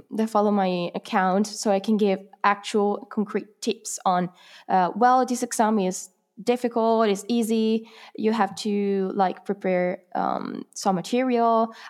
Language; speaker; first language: English; non-native, fluent; Italian